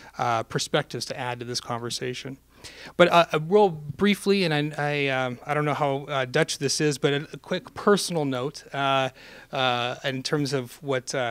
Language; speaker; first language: English; native; English